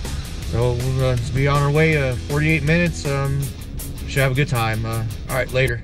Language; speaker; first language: English; native; English